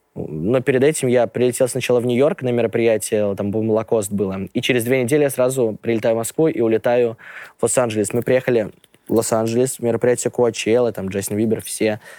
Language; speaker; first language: Russian; native; Russian